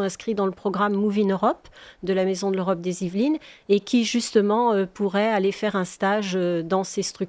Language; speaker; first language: French; native; French